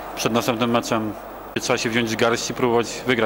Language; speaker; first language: Polish; native; Polish